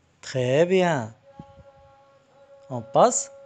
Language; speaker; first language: French; non-native, fluent; Arabic